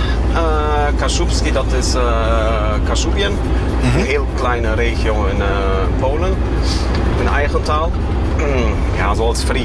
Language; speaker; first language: Dutch; non-native, fluent; Kashubian